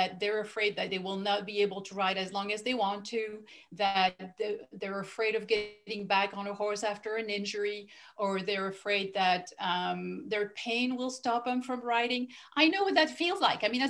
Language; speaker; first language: English; non-native, fluent; French